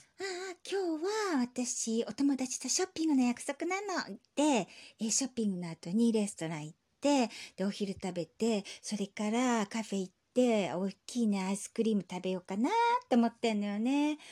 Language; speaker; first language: Japanese; native; Japanese